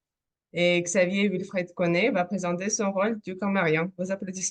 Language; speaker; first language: French; non-native, fluent; Russian